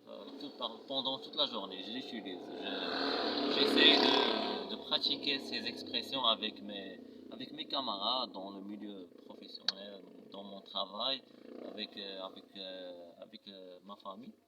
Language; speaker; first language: French; non-native, local second language; Arabic